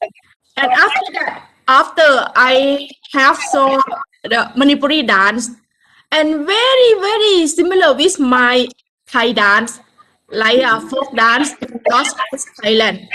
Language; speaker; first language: English; non-native, learner; Thai